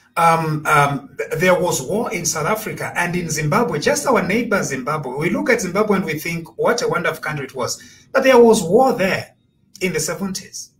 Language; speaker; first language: English; non-native, local second language; Bemba